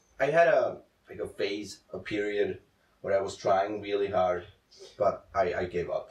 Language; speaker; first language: English; non-native, fluent; Czech